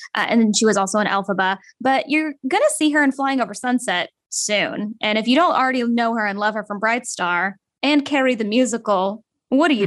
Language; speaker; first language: English; native; English